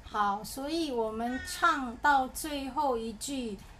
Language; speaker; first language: Chinese; native; Chinese